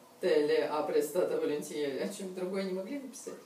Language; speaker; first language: Russian; native; Russian